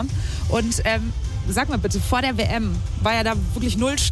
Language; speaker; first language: German; native; German